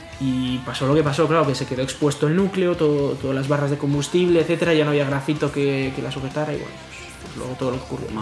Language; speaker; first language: Spanish; native; Spanish